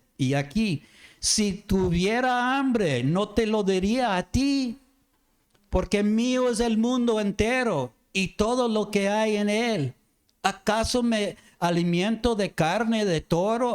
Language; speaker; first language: Spanish; non-native, fluent; English